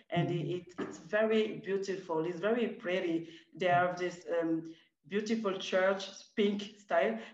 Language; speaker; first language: English; non-native, fluent; French